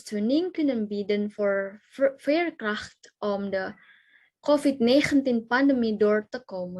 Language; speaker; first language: Dutch; non-native, learner; Indonesian